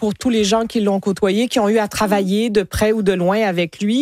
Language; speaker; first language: French; native; French